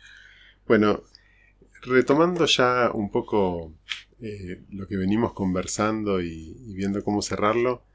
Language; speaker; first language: Spanish; native; Spanish